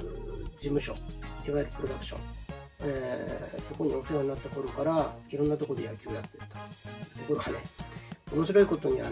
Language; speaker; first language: Japanese; native; Japanese